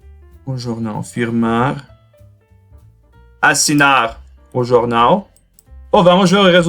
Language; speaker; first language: Portuguese; non-native, fluent; French